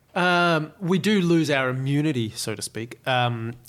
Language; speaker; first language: English; native; English